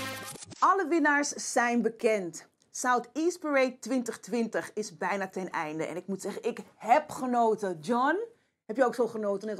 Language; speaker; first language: Dutch; native; Dutch